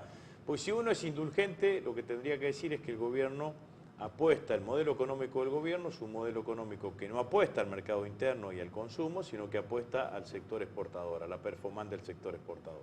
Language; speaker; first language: Spanish; native; Spanish